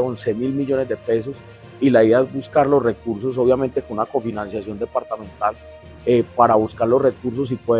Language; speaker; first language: Spanish; native; Spanish